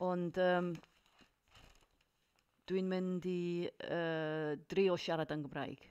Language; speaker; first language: Welsh; non-native, learner; English